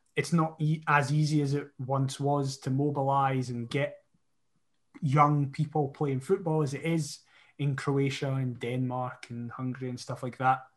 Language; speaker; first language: English; native; English